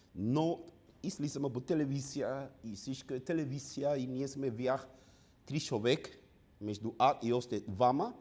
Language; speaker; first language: Bulgarian; non-native, learner; Spanish